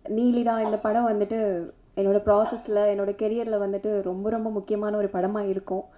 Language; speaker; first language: Tamil; native; Tamil